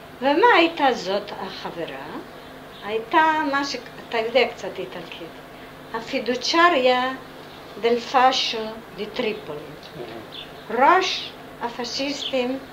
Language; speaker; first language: Hebrew; non-native, fluent; Italian